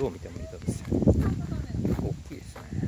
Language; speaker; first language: Japanese; native; Japanese